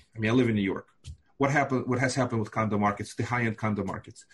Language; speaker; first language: English; non-native, fluent; Russian